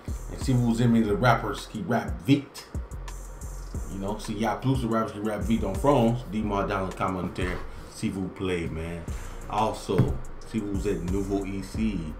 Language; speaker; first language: English; native; English